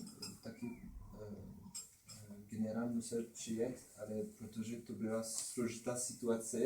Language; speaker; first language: Czech; non-native, learner; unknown